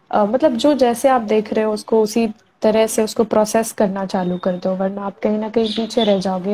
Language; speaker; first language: Hindi; native; Hindi